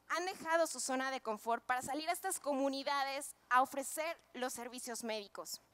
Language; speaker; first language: Spanish; native; Spanish